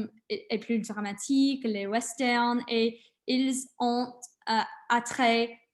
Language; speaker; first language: French; non-native, learner; English